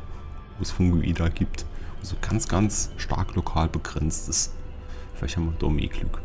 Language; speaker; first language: German; native; German